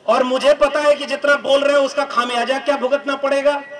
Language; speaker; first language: Hindi; native; Hindi